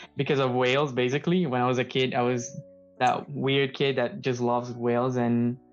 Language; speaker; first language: English; non-native, fluent; Portuguese